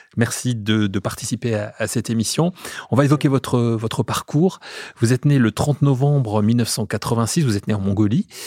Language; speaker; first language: French; native; French